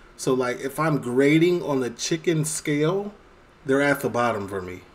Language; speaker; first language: English; native; English